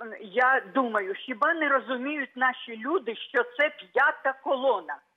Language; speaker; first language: Ukrainian; native; Ukrainian